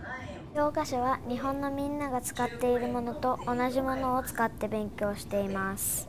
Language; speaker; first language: Japanese; early bilingual, heritage; Japanese